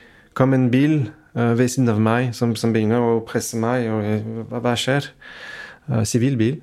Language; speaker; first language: Norwegian; non-native, fluent; French